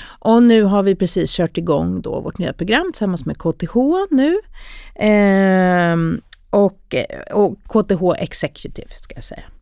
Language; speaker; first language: Swedish; native; Swedish